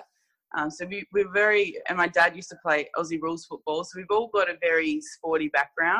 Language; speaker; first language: English; native; English